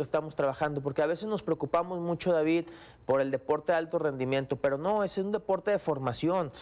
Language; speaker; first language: Spanish; native; Spanish